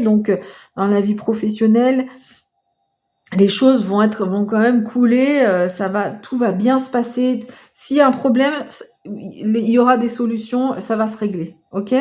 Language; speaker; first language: French; native; French